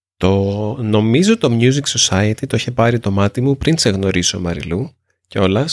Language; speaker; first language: Greek; native; Greek